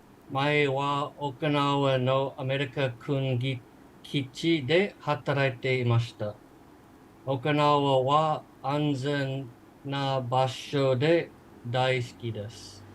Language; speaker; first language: Japanese; non-native, learner; English